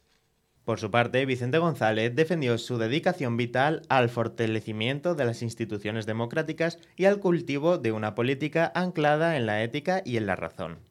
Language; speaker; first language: Spanish; native; Spanish